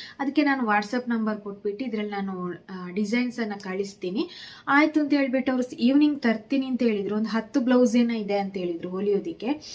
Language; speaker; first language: Kannada; native; Kannada